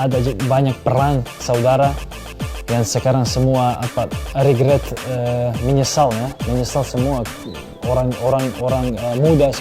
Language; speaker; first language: Indonesian; non-native, fluent; Serbian